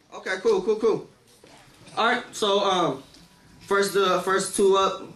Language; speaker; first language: English; native; English